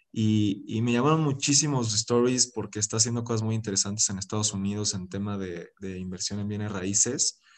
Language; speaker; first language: Spanish; native; Spanish